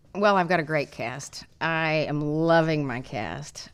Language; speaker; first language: English; native; English